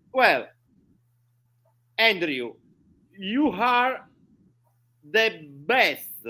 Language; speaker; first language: English; non-native, learner; Italian